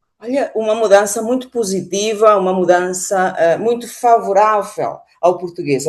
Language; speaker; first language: Portuguese; non-native, fluent; Spanish